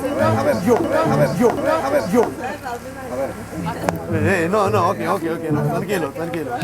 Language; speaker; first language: Spanish; non-native, learner; Korean